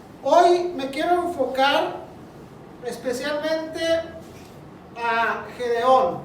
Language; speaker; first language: Spanish; native; Spanish